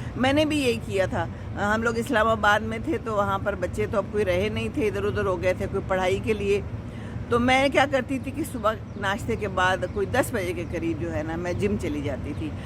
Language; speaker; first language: Urdu; non-native, local second language; Pashto